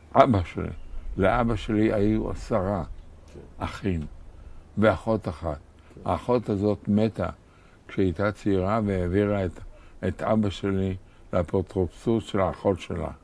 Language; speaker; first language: Hebrew; native; Hebrew